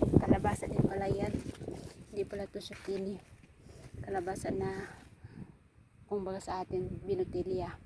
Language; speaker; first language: Filipino; native; Filipino